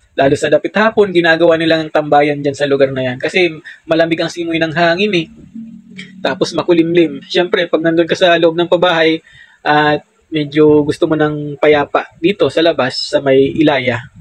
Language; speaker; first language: Filipino; non-native, local second language; Bikol